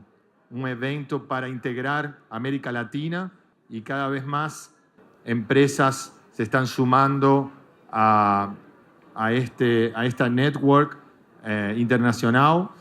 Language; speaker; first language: Portuguese; non-native, fluent; Spanish